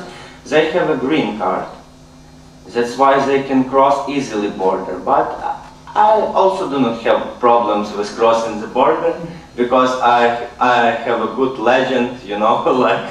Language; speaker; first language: English; non-native, learner; Ukrainian